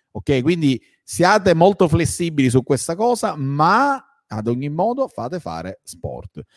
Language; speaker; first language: Italian; native; Italian